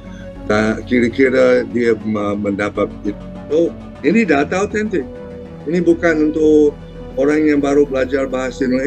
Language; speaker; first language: Indonesian; non-native, fluent; English